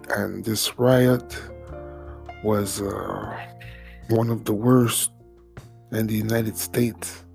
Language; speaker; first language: English; non-native, fluent; French